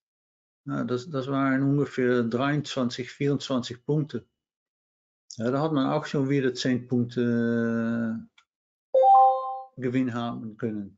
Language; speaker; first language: German; non-native, fluent; Dutch